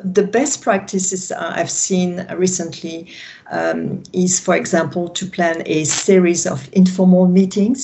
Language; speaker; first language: English; non-native, fluent; French